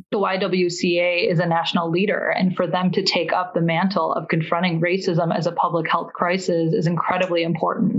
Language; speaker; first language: English; early bilingual, other home language; Persian